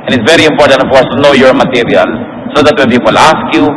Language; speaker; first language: English; non-native, local second language; Filipino